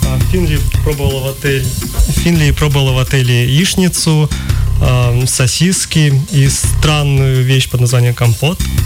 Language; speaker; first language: Russian; native; Russian